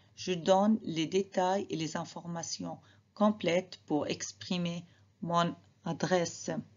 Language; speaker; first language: French; non-native, fluent; Arabic